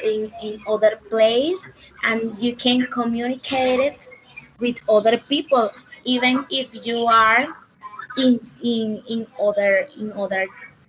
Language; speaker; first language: English; non-native, learner; Spanish